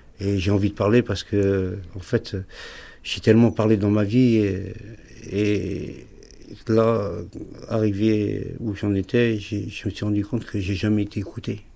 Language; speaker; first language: French; early bilingual, other home language; Arabic